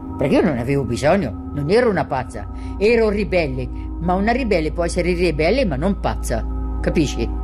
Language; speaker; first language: Italian; non-native, local second language; German